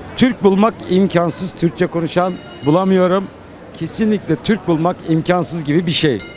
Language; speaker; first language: Turkish; native; Turkish